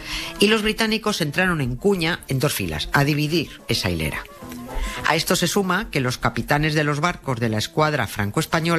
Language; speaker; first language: Spanish; native; Spanish